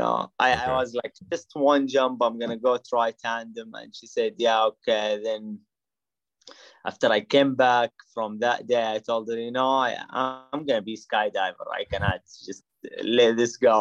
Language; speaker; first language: English; non-native, fluent; Arabic